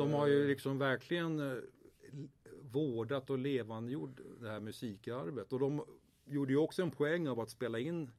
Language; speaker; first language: Swedish; native; Swedish